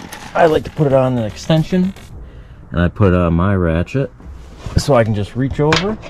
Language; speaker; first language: English; native; English